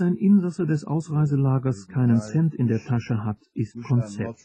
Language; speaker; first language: German; native; German